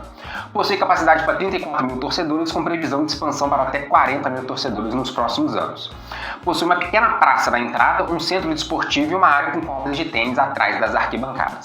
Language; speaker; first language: Portuguese; native; Portuguese